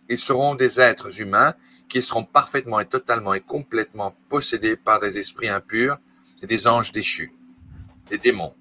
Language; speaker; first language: French; native; French